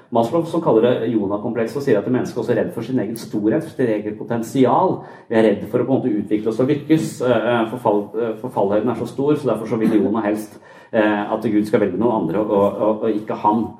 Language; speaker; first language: Norwegian; native; Norwegian